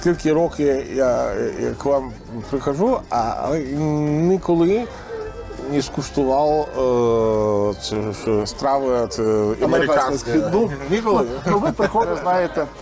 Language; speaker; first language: Ukrainian; non-native, learner; Italian